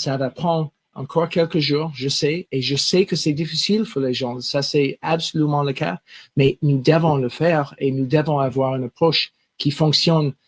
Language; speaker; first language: French; non-native, local second language; English